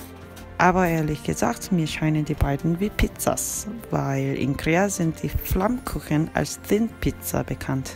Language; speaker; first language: German; non-native, fluent; Korean